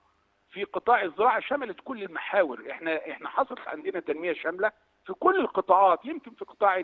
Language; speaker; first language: Arabic; native; Arabic